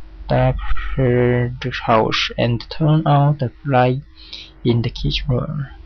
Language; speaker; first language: English; non-native, learner; Chinese